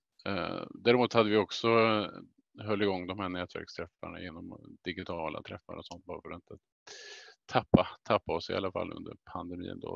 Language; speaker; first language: Swedish; native; Swedish